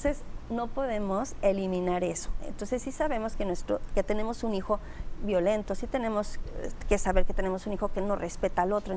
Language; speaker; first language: Spanish; native; Spanish